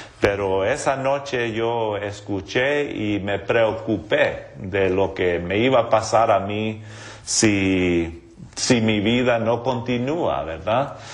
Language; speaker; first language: Spanish; non-native, local second language; English